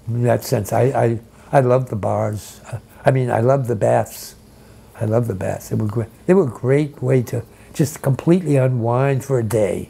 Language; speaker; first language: English; native; English